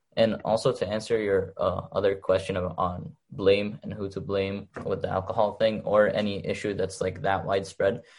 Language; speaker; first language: English; early bilingual, other home language; Arabic